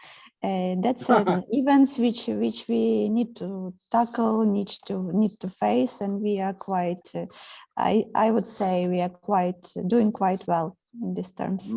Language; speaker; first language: English; non-native, fluent; Ukrainian